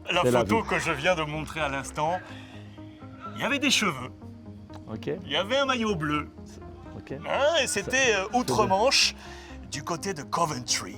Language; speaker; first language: French; native; French